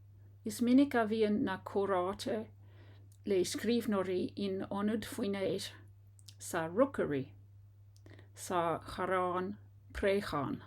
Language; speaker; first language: Irish; non-native, learner; English